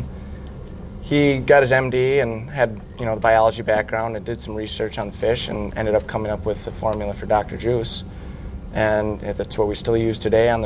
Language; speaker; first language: English; native; English